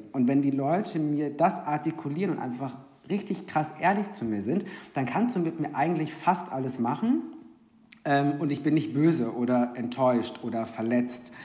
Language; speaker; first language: German; native; German